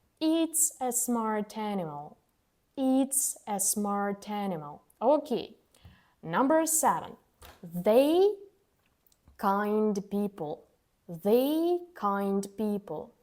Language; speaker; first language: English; non-native, fluent; Ukrainian